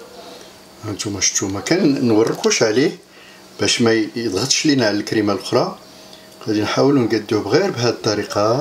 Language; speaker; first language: Arabic; native; Arabic